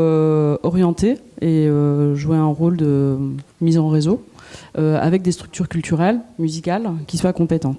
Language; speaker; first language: French; native; French